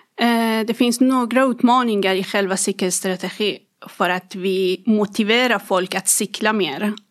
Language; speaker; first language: Swedish; non-native, fluent; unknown